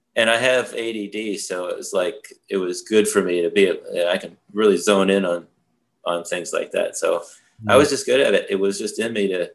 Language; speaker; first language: English; native; English